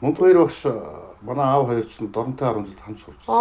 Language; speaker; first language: Mongolian; native; Mongolian